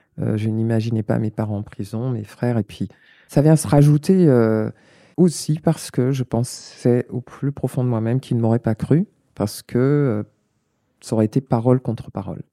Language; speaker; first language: French; native; French